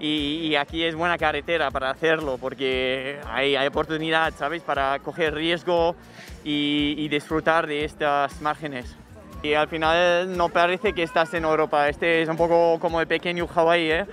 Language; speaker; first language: Spanish; non-native, fluent; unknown